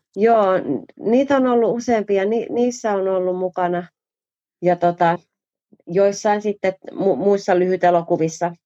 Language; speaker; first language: Finnish; native; Finnish